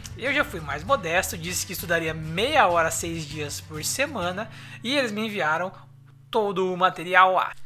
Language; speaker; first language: Portuguese; native; Portuguese